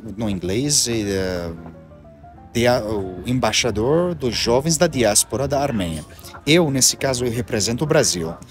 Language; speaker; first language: Portuguese; non-native, learner; Armenian